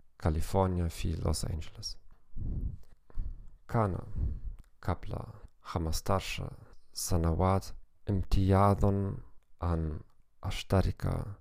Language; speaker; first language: Arabic; non-native, learner; German